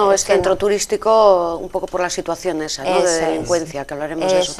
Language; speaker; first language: Spanish; native; Spanish